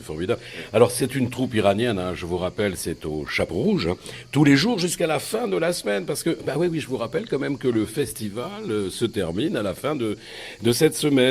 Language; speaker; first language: French; native; French